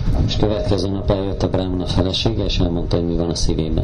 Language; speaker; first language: Hungarian; native; Hungarian